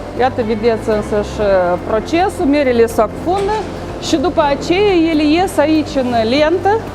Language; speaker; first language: Romanian; native; Romanian